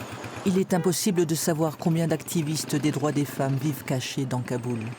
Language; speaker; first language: French; native; French